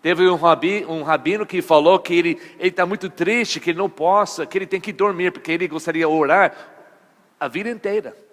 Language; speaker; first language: Portuguese; non-native, fluent; English